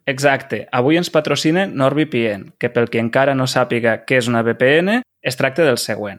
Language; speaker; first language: Catalan; native; Catalan